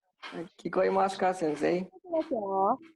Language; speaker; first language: Japanese; non-native, learner; Hindi